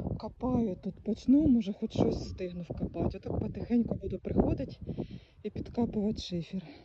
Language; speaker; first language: Ukrainian; native; Ukrainian